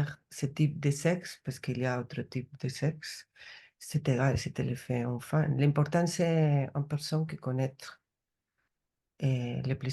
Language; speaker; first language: French; non-native, learner; Spanish